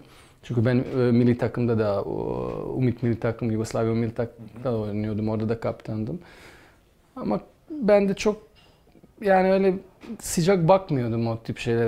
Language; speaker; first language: Turkish; non-native, fluent; Bosnian